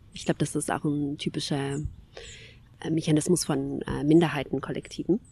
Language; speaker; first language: German; early bilingual, other home language; Kabyle